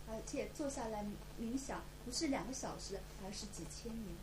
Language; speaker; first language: Chinese; native; Chinese